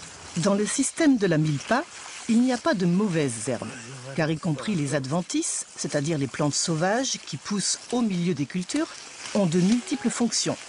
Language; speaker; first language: French; native; French